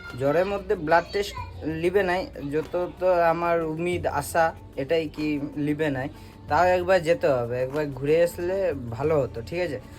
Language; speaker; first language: Bangla; non-native, learner; Hindi